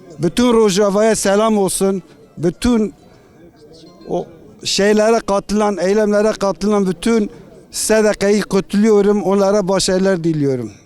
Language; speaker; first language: Turkish; non-native, local second language; Kurdish